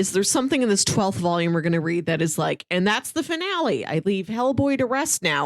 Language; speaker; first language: English; native; English